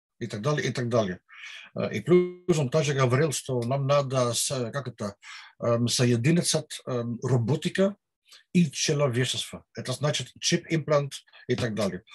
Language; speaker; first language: Russian; non-native, learner; Dutch